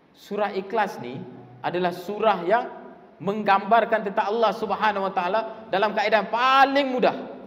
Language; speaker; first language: Malay; non-native, local second language; Tamil